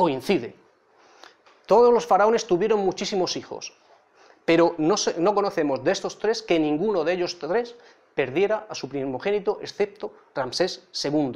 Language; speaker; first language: Spanish; native; Spanish